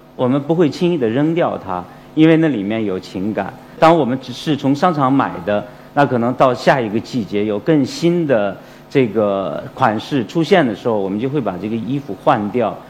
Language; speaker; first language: Chinese; native; Chinese